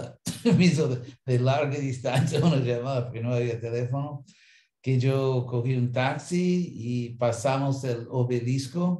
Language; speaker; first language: Spanish; non-native, fluent; English